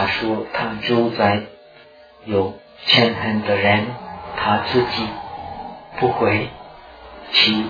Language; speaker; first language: Chinese; non-native, fluent; Czech